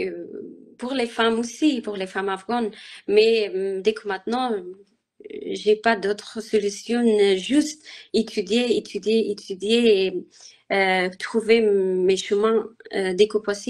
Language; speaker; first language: French; non-native, learner; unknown